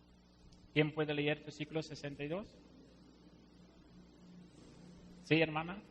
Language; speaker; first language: Spanish; non-native, fluent; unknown